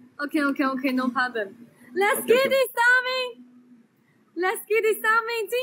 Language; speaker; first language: English; non-native, learner; Chinese